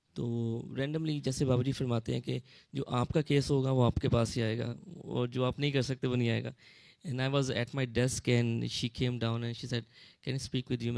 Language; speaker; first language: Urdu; early bilingual, heritage; Urdu